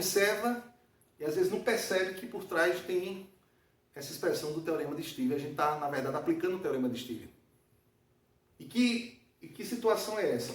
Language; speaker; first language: Portuguese; native; Portuguese